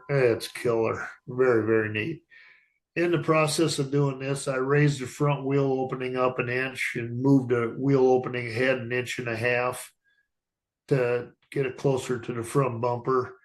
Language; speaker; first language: English; native; English